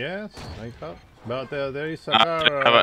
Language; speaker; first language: English; non-native, learner; Spanish